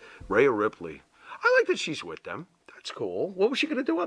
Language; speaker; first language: English; native; English